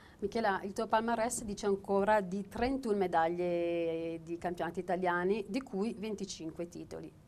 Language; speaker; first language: Italian; native; Italian